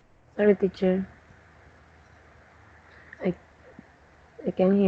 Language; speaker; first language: English; non-native, learner; Spanish